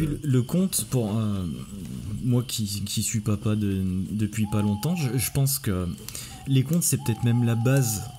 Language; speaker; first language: French; native; French